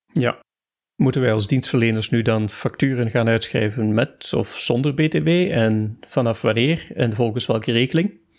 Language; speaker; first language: Dutch; native; Dutch